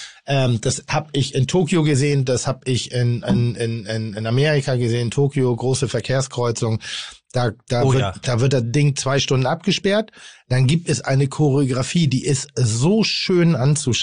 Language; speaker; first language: German; native; German